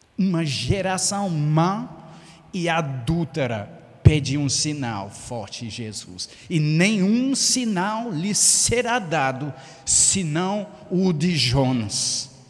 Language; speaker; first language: Portuguese; non-native, fluent; English